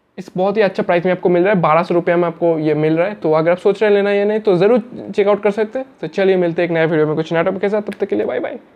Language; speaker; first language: Hindi; native; Hindi